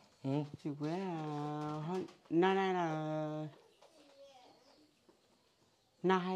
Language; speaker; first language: Vietnamese; non-native, local second language; Hmong